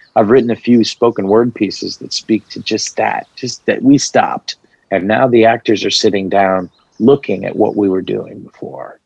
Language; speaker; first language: English; early bilingual, other home language; Arabic